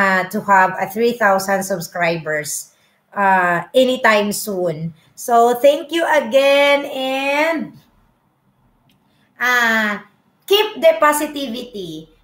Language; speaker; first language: English; non-native, local second language; Filipino